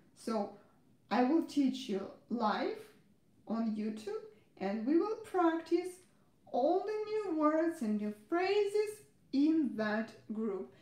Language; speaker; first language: English; non-native, fluent; Russian